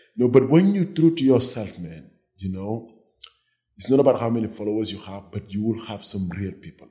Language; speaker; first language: English; non-native, fluent; Wolof